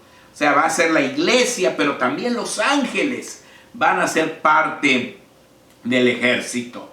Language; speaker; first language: Spanish; native; Spanish